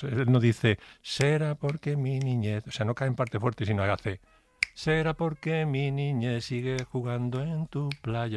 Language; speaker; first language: Spanish; native; Spanish